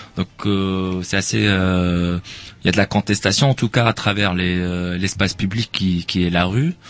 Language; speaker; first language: French; non-native, local second language; Arabic